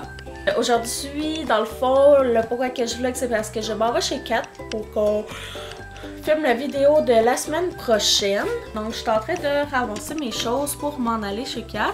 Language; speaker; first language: French; native; French